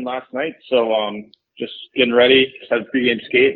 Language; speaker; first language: English; native; English